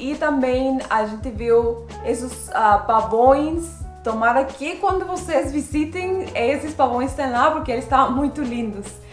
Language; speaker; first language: Portuguese; non-native, fluent; Spanish